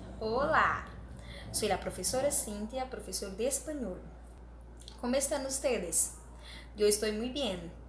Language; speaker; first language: Spanish; non-native, learner; Portuguese